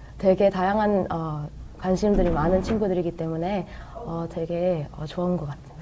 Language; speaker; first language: Korean; early bilingual, heritage; Korean